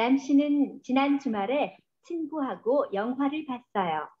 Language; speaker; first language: Korean; non-native, learner; Vietnamese